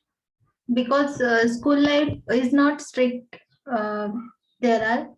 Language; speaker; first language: English; non-native, learner; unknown